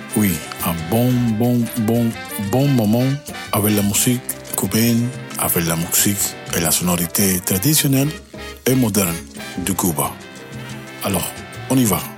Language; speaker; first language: French; non-native, learner; Spanish